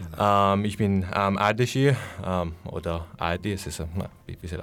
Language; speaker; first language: German; non-native, learner; Persian